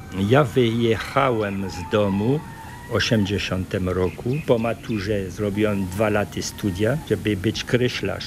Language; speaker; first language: Polish; early bilingual, heritage; French